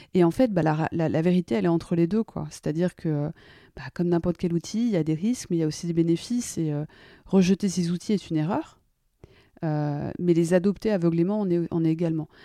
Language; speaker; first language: French; native; French